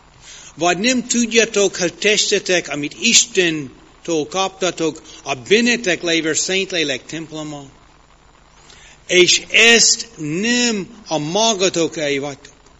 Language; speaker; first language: Hungarian; non-native, fluent; English